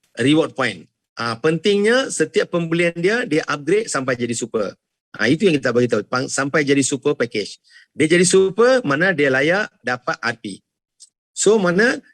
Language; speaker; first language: Malay; non-native, local second language; Tamil